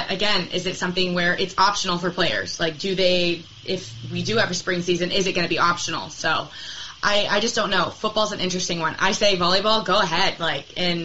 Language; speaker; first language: English; native; English